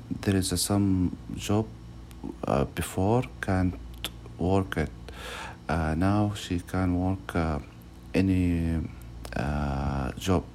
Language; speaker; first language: English; non-native, learner; Arabic